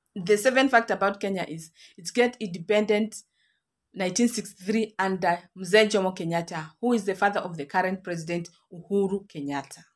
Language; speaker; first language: English; non-native, local second language; Kikuyu